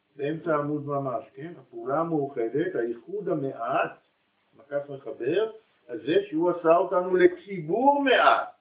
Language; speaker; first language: Hebrew; native; Hebrew